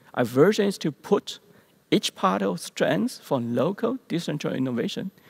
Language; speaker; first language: English; non-native, learner; Chinese